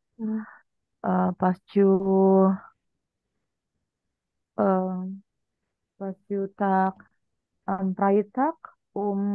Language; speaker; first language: German; non-native, learner; Indonesian